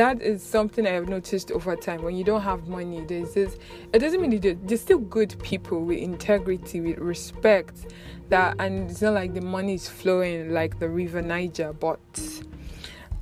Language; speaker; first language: English; non-native, local second language; Igbo